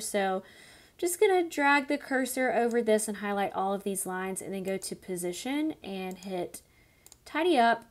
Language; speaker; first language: English; native; English